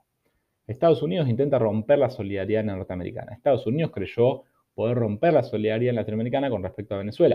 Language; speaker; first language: Spanish; native; Spanish